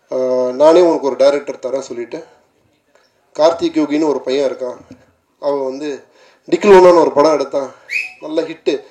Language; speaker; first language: Tamil; native; Tamil